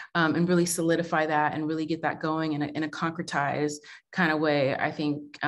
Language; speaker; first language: English; native; English